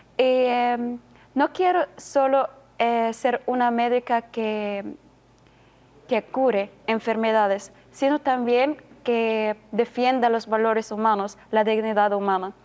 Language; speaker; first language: Spanish; non-native, learner; Arabic